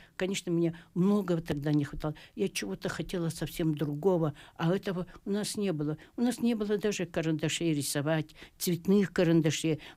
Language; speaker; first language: Russian; native; Russian